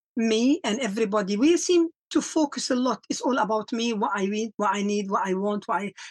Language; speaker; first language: English; non-native, fluent; Arabic